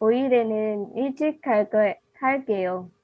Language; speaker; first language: Korean; non-native, learner; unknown